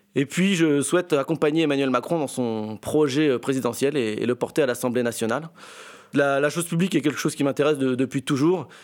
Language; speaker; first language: French; native; French